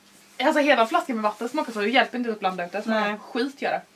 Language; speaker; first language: Swedish; native; Swedish